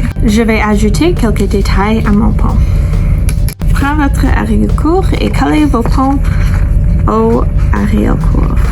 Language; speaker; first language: French; non-native, fluent; English